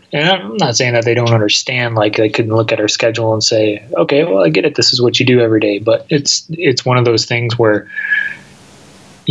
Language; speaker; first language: English; native; English